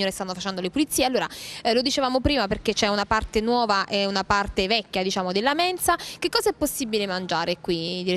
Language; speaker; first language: Italian; native; Italian